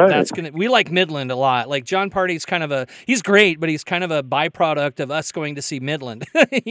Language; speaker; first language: English; native; English